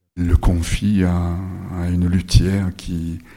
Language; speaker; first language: French; non-native, fluent; Japanese